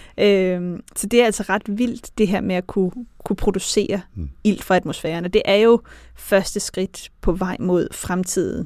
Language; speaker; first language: Danish; native; Danish